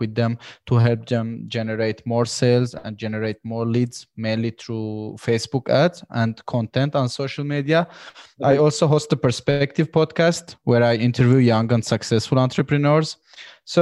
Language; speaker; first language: English; non-native, fluent; Armenian